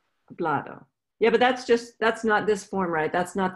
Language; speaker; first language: English; native; English